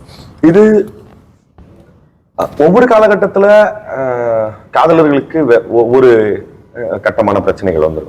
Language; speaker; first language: Tamil; native; Tamil